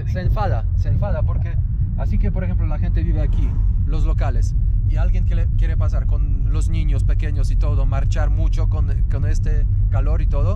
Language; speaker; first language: Spanish; non-native, learner; Polish